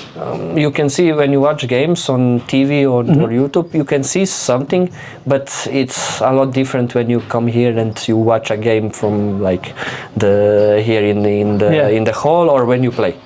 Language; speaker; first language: English; non-native, fluent; Slovenian